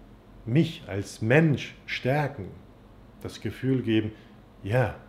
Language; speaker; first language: German; non-native, fluent; Turkish